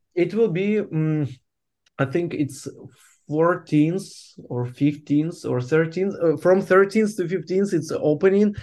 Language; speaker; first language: English; non-native, fluent; Ukrainian